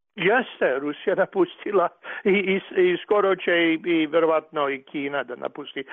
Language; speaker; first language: Croatian; early bilingual, heritage; Serbian